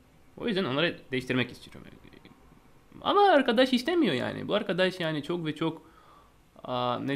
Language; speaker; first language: Turkish; non-native, fluent; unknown